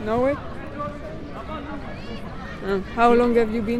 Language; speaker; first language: English; non-native, learner; French